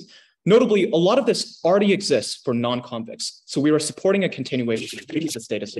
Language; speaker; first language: English; native; English